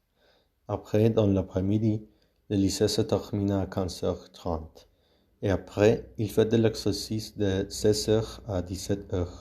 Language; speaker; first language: French; non-native, learner; Spanish